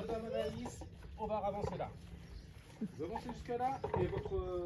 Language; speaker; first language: French; native; French